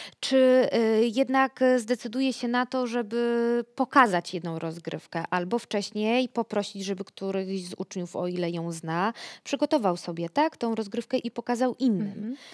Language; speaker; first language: Polish; native; Polish